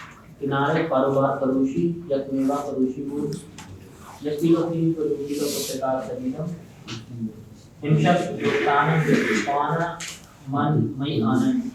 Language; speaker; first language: Persian; non-native, learner; Urdu